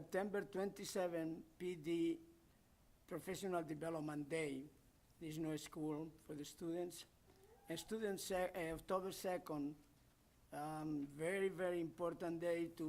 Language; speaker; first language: English; non-native, fluent; Spanish